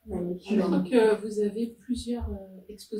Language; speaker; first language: French; native; French